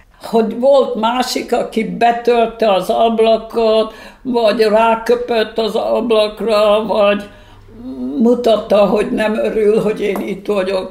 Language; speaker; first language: Hungarian; early bilingual, heritage; Hungarian